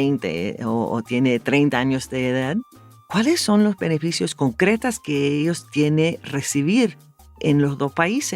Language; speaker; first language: Spanish; non-native, fluent; English